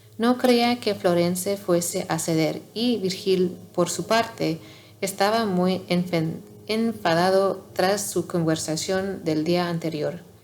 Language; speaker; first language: Spanish; non-native, learner; English